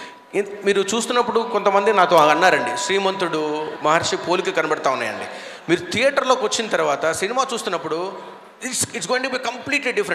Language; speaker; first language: Telugu; native; Telugu